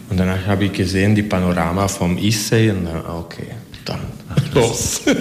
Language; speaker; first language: German; non-native, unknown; Hungarian